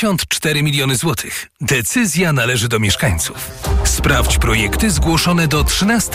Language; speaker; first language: Polish; native; Polish